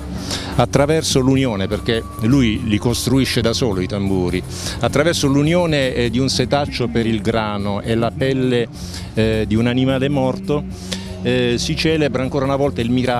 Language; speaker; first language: Italian; native; Italian